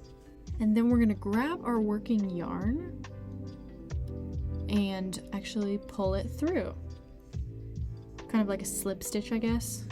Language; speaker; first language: English; native; English